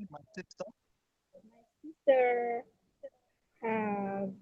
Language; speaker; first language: English; non-native, learner; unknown